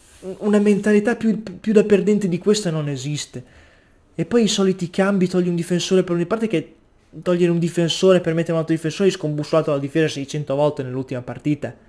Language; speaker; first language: Italian; native; Italian